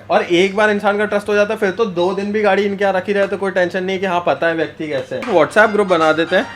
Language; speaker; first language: Hindi; native; Hindi